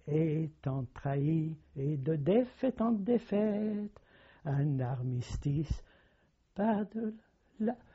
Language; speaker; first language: French; native; French